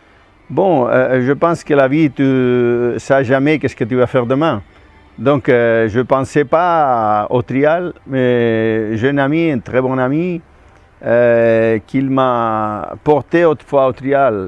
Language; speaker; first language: French; non-native, fluent; Spanish